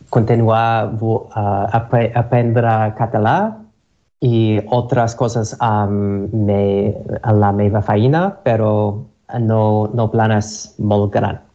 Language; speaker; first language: Catalan; non-native, learner; English